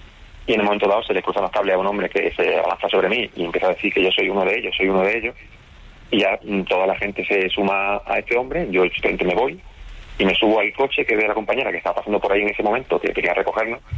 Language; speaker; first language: Spanish; native; Spanish